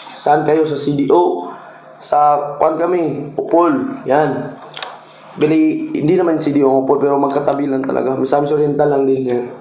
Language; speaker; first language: Filipino; non-native, local second language; Cebuano